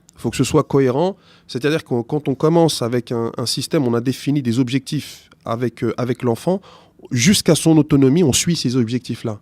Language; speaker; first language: French; early bilingual, other home language; Arabic